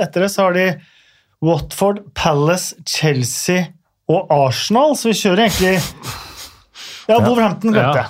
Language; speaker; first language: Norwegian; native; Norwegian